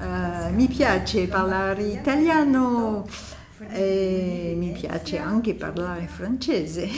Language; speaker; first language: Italian; non-native, fluent; French